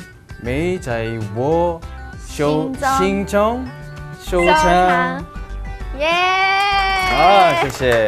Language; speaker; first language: Chinese; non-native, learner; Korean